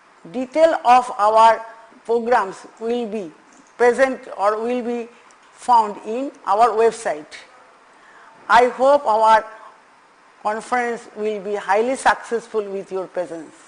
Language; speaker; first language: English; non-native, local second language; Bangla